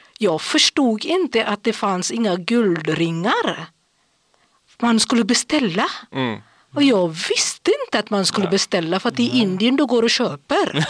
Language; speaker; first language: Swedish; non-native, fluent; English